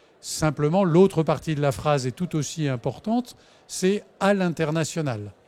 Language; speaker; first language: French; native; French